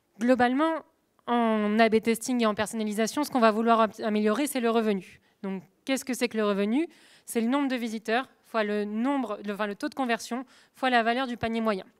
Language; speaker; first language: French; native; French